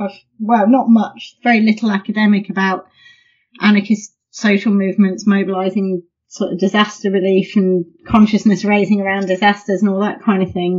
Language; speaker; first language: English; native; English